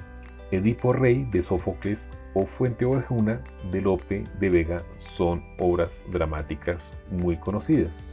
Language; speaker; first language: Spanish; native; Spanish